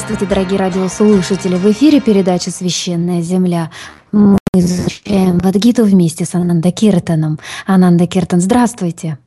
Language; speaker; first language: Russian; native; Russian